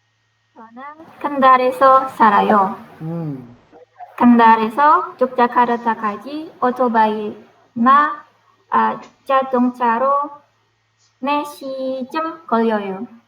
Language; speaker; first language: Korean; non-native, learner; Indonesian